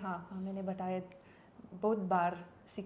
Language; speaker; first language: Hindi; non-native, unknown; Lithuanian